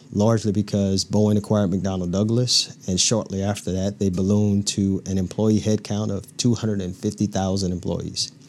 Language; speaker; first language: English; native; English